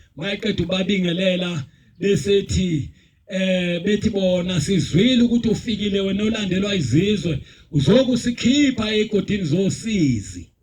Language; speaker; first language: Zulu; native; Zulu